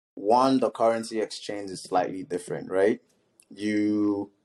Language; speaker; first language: English; non-native, local second language; Yoruba